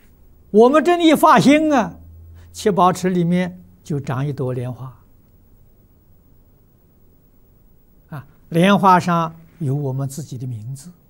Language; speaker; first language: Chinese; native; Chinese